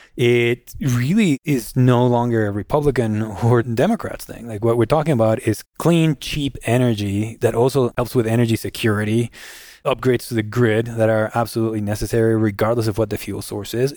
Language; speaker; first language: English; non-native, fluent; Spanish